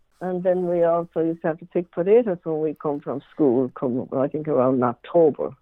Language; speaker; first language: English; native; English